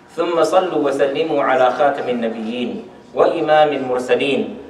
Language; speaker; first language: Arabic; non-native, fluent; English